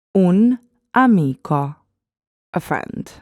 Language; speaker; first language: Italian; non-native, fluent; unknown